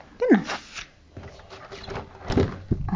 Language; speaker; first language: German; native; German